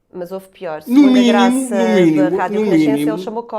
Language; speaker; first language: Portuguese; native; Portuguese